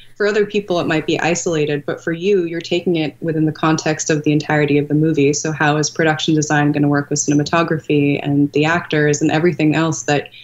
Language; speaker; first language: English; native; English